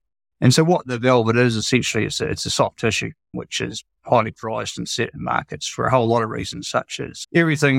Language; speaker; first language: English; native; English